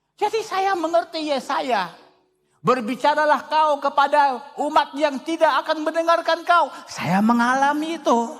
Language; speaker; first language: Indonesian; non-native, fluent; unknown